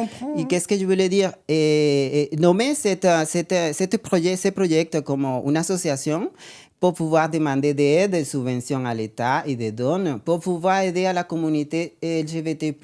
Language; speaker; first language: French; non-native, learner; Spanish